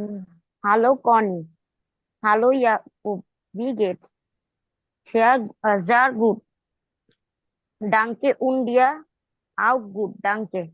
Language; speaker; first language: German; non-native, learner; Bangla